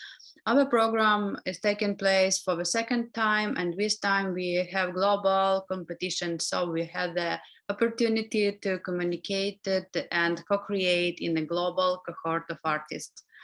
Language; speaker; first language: English; non-native, learner; Ukrainian